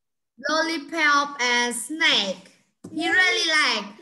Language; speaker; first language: English; non-native, learner; Vietnamese